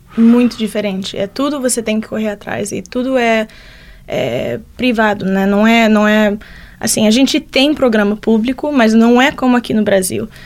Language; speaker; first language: Portuguese; early bilingual, heritage; Portuguese